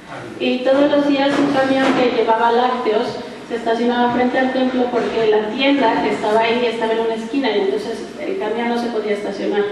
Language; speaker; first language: Spanish; native; Spanish